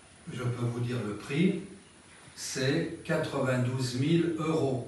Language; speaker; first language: French; native; French